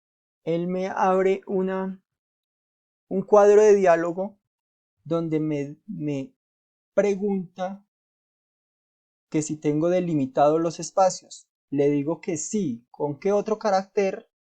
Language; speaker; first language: Spanish; native; Spanish